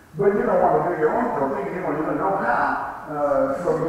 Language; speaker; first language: English; native; English